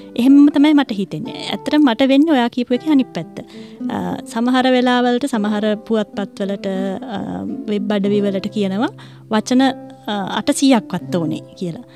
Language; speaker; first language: Sinhala; early bilingual, other home language; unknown